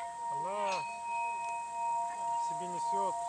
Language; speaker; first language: Russian; native; Russian